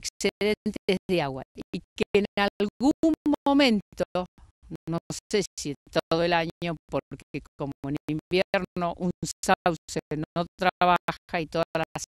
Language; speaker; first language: Spanish; native; Spanish